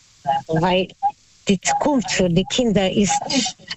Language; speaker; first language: German; non-native, learner; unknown